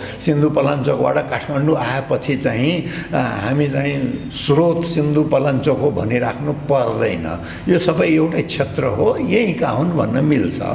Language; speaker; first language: Nepali; non-native, local second language; Maithili